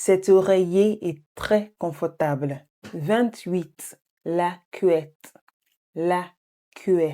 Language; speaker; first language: French; non-native, fluent; English